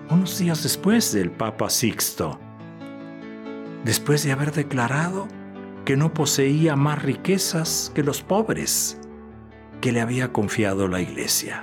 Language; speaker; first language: Spanish; native; Spanish